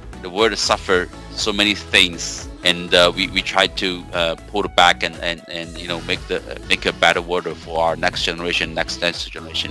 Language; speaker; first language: English; non-native, fluent; Chinese